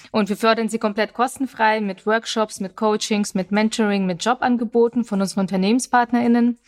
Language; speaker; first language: German; early bilingual, other home language; Russian